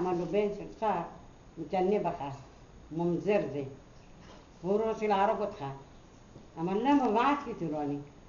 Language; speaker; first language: Hebrew; non-native, learner; Arabic